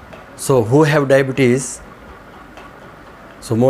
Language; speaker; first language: English; non-native, learner; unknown